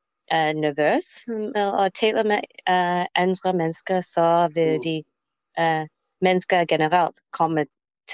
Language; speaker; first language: Danish; non-native, learner; English